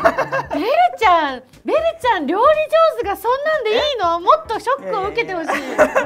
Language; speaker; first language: Japanese; native; Japanese